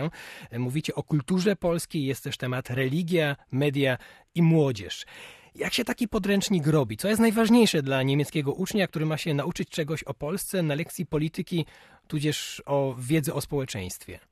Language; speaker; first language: Polish; native; Polish